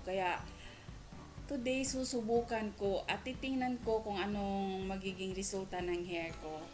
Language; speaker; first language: Filipino; non-native, local second language; Cebuano